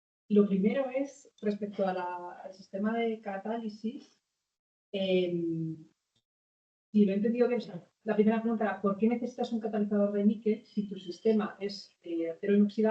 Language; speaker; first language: Spanish; native; Spanish